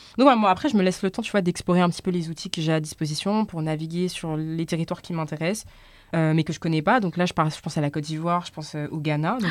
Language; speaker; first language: French; early bilingual, other home language; Lingala